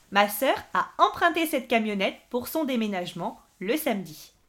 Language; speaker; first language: French; native; French